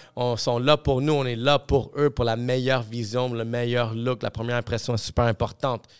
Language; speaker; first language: French; non-native, fluent; English